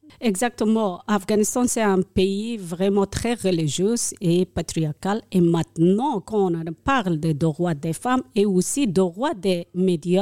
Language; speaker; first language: French; non-native, learner; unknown